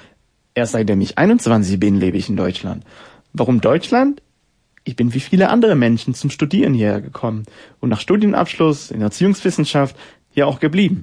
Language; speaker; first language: German; non-native, fluent; Hebrew